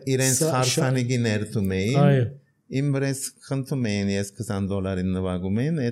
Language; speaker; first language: Armenian; early bilingual, heritage; Armenian